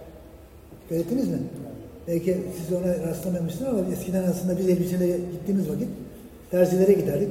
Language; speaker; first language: Turkish; native; Turkish